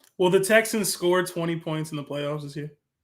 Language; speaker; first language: English; native; English